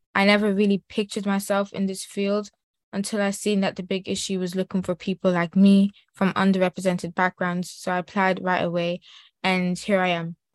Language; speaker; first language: English; native; English